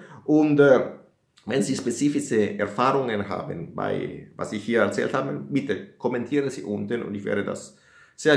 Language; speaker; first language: German; non-native, fluent; Italian